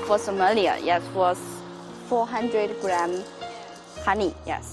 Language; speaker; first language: English; non-native, learner; Chinese